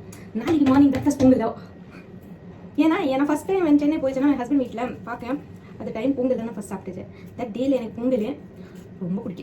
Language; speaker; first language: Tamil; non-native, learner; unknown